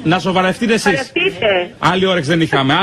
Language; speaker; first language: Greek; native; Greek